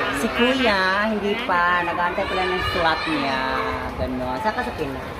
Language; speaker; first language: Filipino; native; Filipino